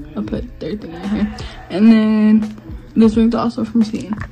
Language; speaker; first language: English; native; English